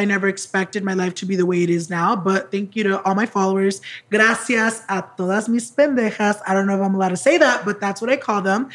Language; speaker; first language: English; early bilingual, other home language; Spanish